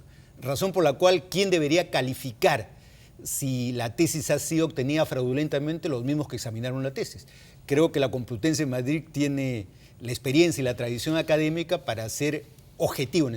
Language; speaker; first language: Spanish; native; Spanish